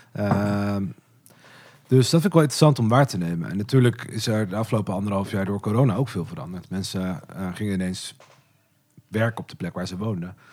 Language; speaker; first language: Dutch; native; Dutch